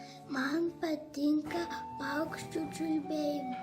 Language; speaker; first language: Lithuanian; non-native, local second language; Polish